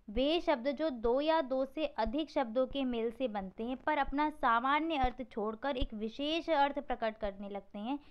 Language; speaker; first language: Hindi; native; Hindi